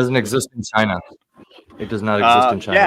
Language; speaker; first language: English; native; English